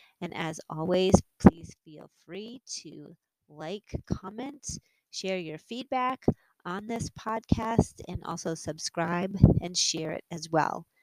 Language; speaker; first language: English; native; English